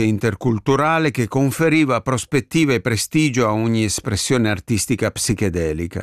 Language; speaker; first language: Italian; native; Italian